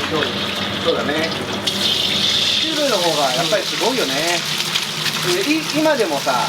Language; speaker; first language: Japanese; native; Japanese